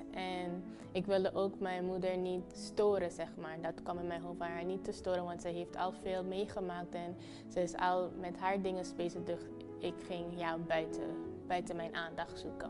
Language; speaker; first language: Dutch; early bilingual, other home language; Papiamento